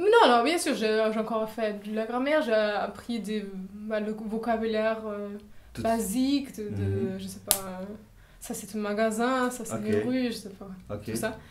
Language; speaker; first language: French; non-native, fluent; German